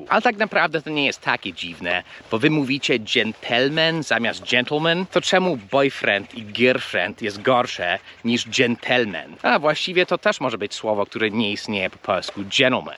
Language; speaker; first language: Polish; early bilingual, heritage; English